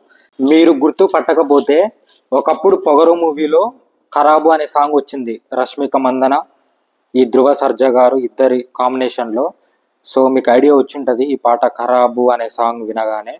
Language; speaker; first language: Telugu; native; Telugu